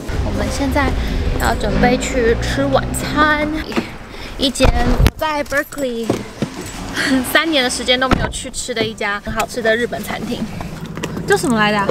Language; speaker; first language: Chinese; native; Chinese